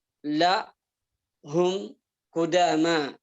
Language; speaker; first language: Arabic; non-native, fluent; Indonesian